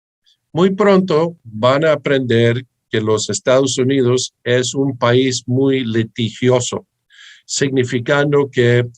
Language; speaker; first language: Spanish; early bilingual, heritage; English